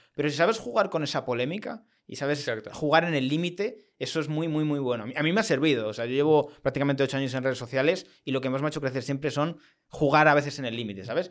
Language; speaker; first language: Spanish; native; Spanish